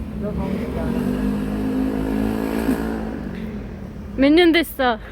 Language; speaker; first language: Korean; non-native, learner; Turkish